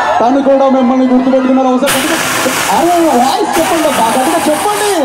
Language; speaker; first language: Telugu; native; Telugu